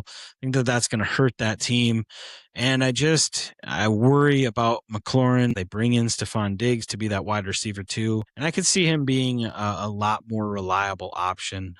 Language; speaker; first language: English; native; English